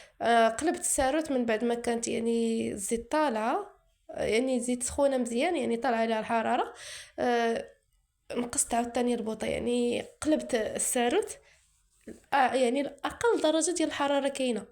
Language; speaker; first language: Arabic; native; Arabic